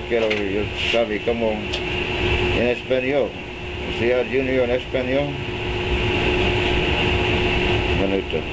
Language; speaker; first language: Spanish; non-native, learner; English